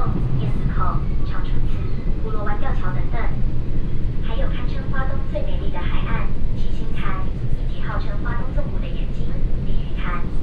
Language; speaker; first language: Chinese; native; Chinese